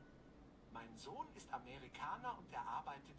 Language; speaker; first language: German; non-native, learner; English